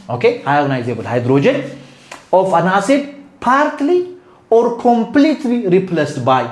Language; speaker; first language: English; non-native, local second language; Amharic